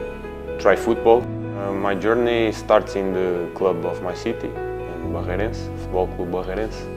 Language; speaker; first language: English; non-native, learner; Portuguese